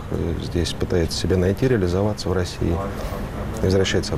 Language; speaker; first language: Russian; native; Russian